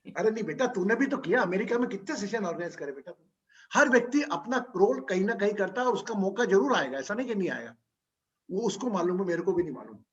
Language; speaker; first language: Hindi; native; Hindi